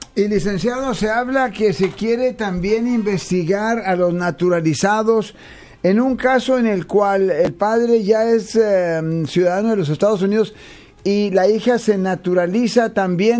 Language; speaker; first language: Spanish; native; Spanish